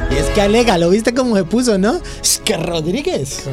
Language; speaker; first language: Spanish; native; Spanish